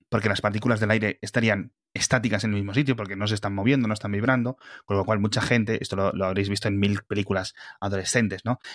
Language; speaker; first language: Spanish; native; Spanish